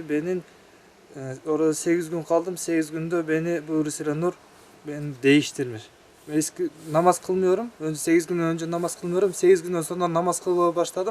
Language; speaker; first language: Turkish; non-native, learner; Kyrgyz